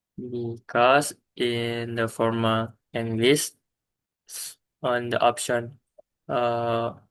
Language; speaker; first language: English; non-native, learner; Indonesian